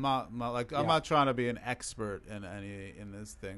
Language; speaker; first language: English; early bilingual, other home language; Hebrew